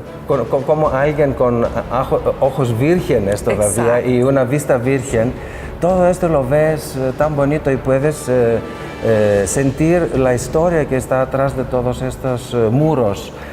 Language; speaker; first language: Spanish; non-native, fluent; Greek